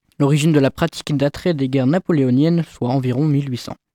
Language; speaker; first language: French; native; French